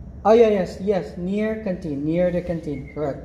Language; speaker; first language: English; non-native, fluent; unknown